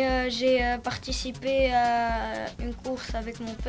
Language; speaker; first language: French; non-native, local second language; Arabic